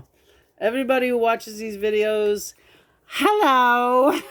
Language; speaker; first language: English; native; English